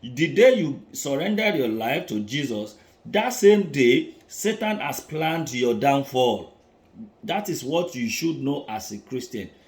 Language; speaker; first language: English; non-native, local second language; Yoruba